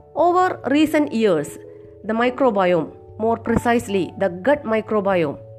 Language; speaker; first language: English; non-native, local second language; Malayalam